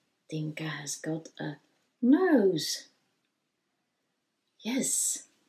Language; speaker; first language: English; non-native, fluent; Czech